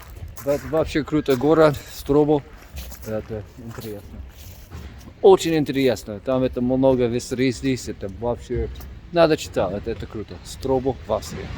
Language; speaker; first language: Russian; non-native, learner; English